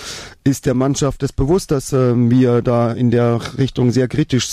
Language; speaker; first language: German; native; German